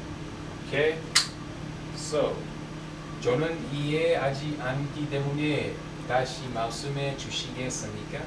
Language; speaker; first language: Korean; non-native, learner; English